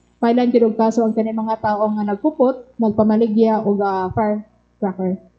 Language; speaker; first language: Cebuano; native; Cebuano